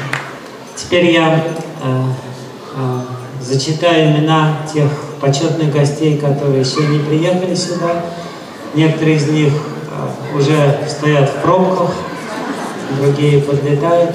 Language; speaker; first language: Russian; native; Russian